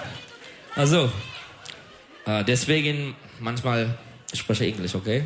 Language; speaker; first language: German; non-native, learner; Turkish